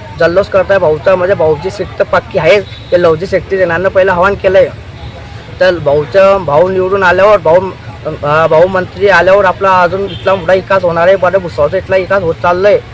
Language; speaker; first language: Marathi; native; Marathi